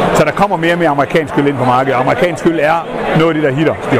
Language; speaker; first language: Danish; native; Danish